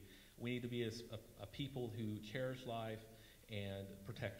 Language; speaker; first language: English; native; English